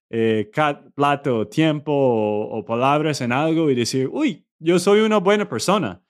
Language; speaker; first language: Spanish; non-native, learner; English